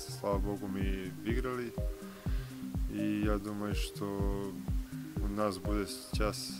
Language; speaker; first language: Russian; non-native, learner; Serbian